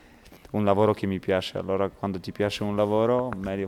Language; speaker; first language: Italian; non-native, fluent; Polish